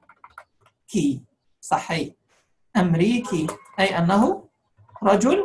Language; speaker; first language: Arabic; non-native, fluent; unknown